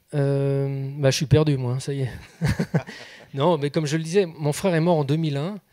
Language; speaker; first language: French; native; French